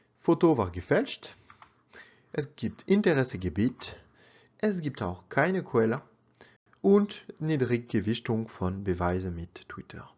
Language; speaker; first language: German; non-native, learner; French